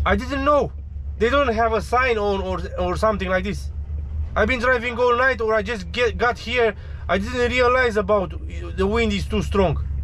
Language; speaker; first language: English; non-native, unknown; Romanian